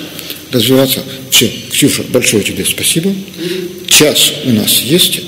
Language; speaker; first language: Russian; native; Russian